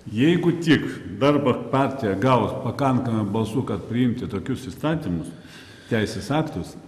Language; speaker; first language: Lithuanian; non-native, fluent; Russian